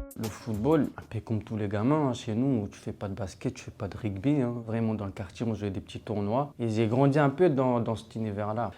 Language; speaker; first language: French; non-native, local second language; Fula